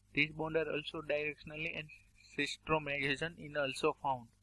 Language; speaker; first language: English; non-native, local second language; Gujarati